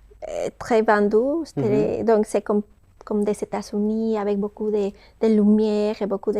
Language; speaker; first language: French; non-native, fluent; Spanish